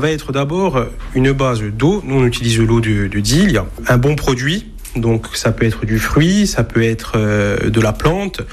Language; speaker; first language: French; native; French